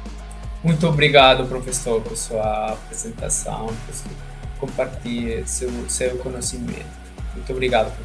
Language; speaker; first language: Portuguese; non-native, fluent; Spanish